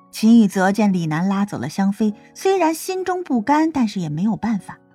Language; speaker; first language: Chinese; native; Chinese